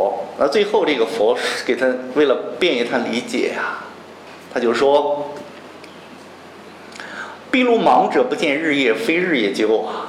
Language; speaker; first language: Chinese; native; Chinese